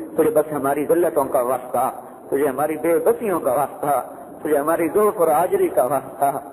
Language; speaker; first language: Urdu; non-native, local second language; Punjabi